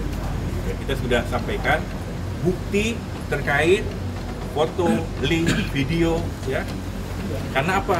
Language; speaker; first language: Indonesian; native; Indonesian